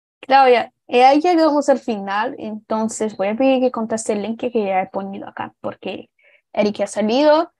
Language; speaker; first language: Spanish; non-native, learner; Portuguese